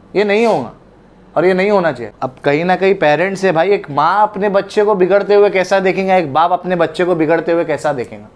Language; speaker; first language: Hindi; non-native, local second language; Urdu